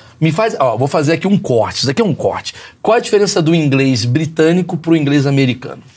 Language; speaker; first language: Portuguese; native; Portuguese